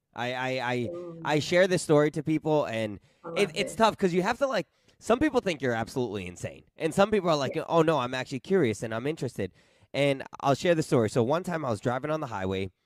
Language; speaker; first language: English; native; English